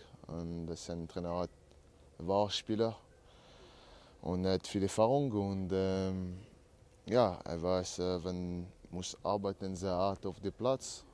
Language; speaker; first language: German; non-native, learner; French